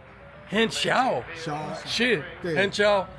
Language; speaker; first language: Chinese; non-native, learner; English